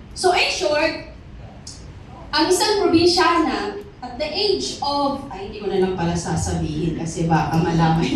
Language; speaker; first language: Filipino; non-native, local second language; Masbatenyo